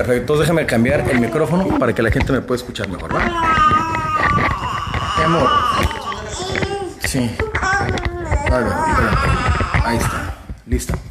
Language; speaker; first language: Spanish; native; Spanish